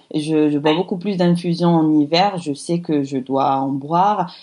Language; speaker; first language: French; non-native, local second language; Arabic